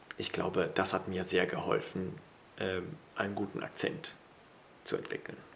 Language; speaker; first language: German; non-native, fluent; Italian